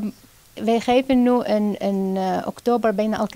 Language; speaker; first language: Dutch; non-native, fluent; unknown